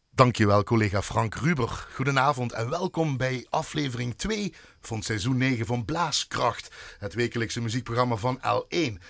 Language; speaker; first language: Dutch; native; Dutch